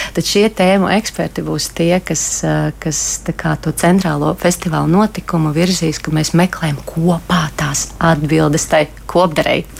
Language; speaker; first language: Latvian; native; Latvian